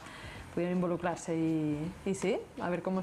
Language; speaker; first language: Spanish; native; Spanish